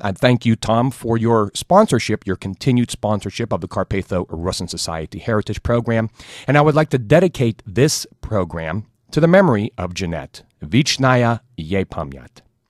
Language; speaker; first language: English; native; English